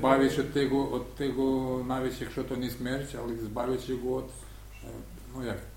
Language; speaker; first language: Polish; non-native, learner; Ukrainian